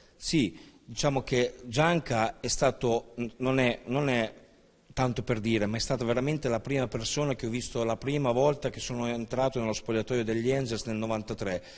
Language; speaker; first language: Italian; native; Italian